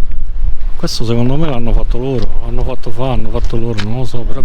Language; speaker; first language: Italian; native; Italian